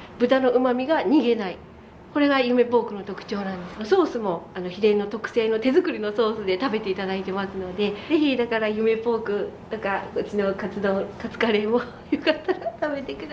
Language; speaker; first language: Japanese; native; Japanese